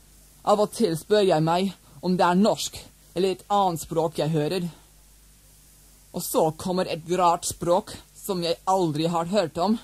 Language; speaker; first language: Norwegian; non-native, learner; English